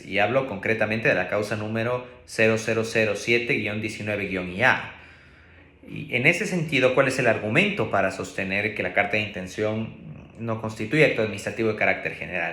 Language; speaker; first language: Spanish; native; Spanish